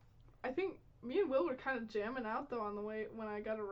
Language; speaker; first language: English; native; English